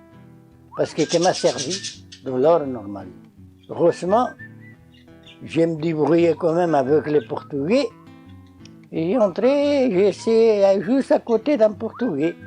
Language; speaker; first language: French; non-native, learner; Portuguese